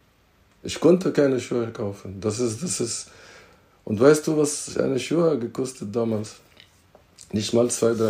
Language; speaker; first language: German; non-native, fluent; Arabic